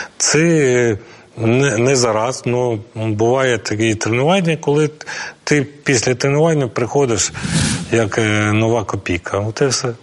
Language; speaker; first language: Ukrainian; non-native, local second language; Russian